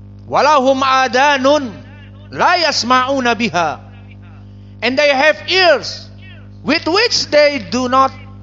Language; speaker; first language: English; non-native, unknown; Indonesian